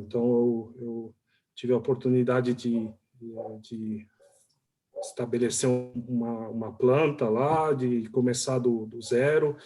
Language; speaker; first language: Portuguese; early bilingual, other home language; German